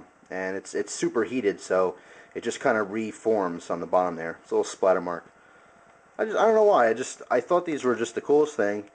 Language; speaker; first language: English; native; English